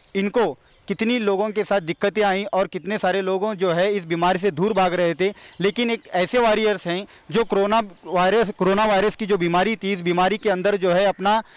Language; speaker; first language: Hindi; non-native, local second language; Marathi